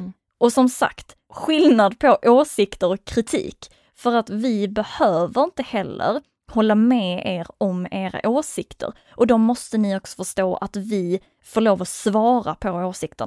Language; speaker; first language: Swedish; native; Swedish